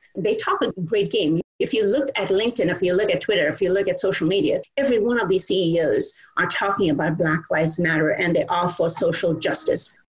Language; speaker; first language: English; non-native, local second language; Bangla